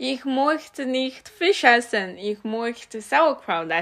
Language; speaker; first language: German; non-native, learner; English